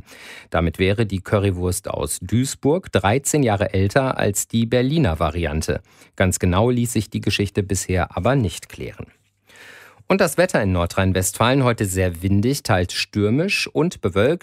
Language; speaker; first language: German; native; German